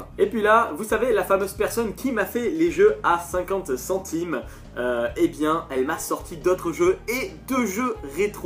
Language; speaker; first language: French; native; French